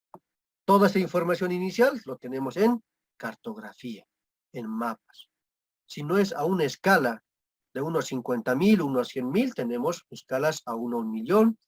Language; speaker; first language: Spanish; native; Spanish